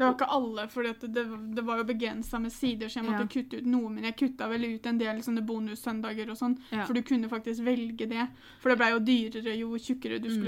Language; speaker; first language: Norwegian; native; Norwegian